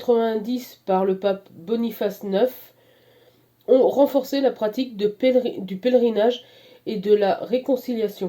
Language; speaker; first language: French; native; French